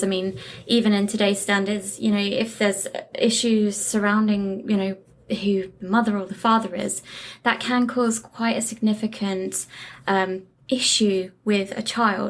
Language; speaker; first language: English; native; English